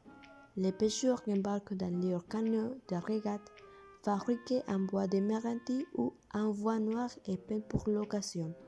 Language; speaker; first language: French; non-native, learner; Spanish